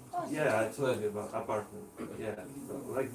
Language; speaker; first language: English; non-native, learner; Russian